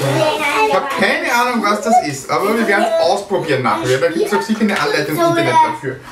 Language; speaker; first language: German; native; German